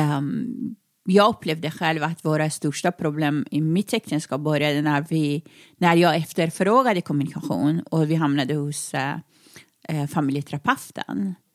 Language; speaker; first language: Swedish; non-native, fluent; Persian